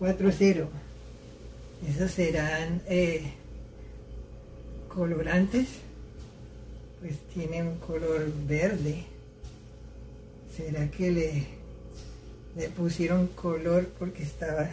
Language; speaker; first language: Spanish; early bilingual, heritage; Spanish